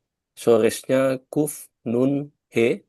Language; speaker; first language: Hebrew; non-native, learner; Indonesian